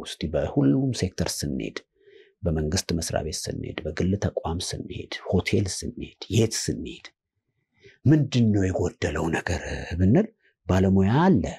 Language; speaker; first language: Amharic; native; Amharic